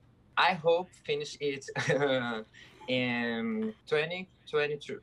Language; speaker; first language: English; non-native, learner; Portuguese